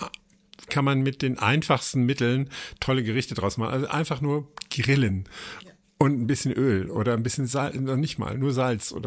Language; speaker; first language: German; native; German